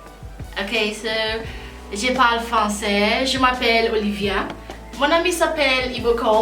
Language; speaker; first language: French; non-native, learner; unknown